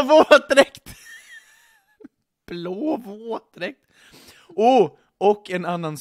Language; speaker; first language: Swedish; native; Swedish